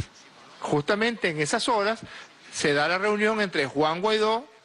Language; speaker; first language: Spanish; native; Spanish